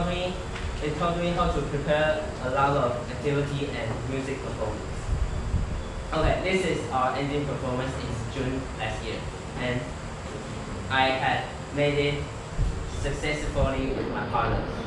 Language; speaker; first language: English; non-native, learner; Chinese